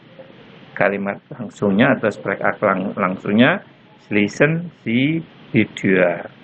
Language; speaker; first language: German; non-native, fluent; Indonesian